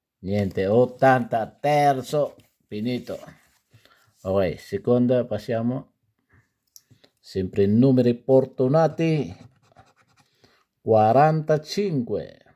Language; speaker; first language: Italian; non-native, learner; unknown